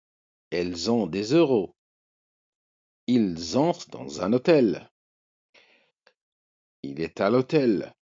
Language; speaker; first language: French; non-native, fluent; Arabic